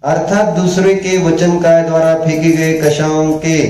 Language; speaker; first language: Hindi; non-native, local second language; Marathi